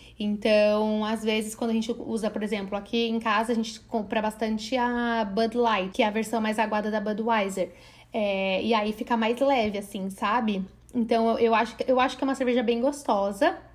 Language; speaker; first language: Portuguese; native; Portuguese